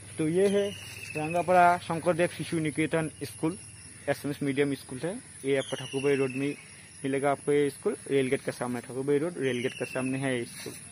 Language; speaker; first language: Hindi; non-native, local second language; Bangla